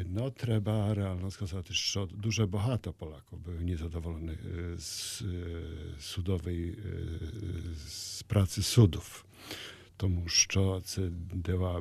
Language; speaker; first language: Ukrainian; non-native, learner; Polish